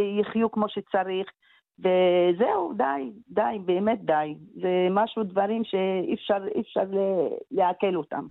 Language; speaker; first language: Hebrew; non-native, local second language; Arabic